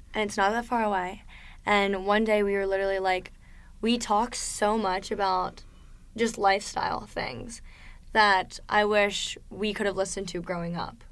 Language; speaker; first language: English; native; English